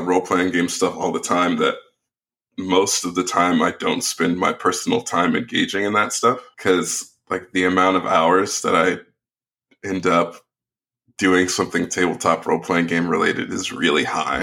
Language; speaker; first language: English; native; English